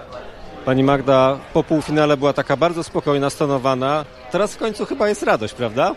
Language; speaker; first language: Polish; native; Polish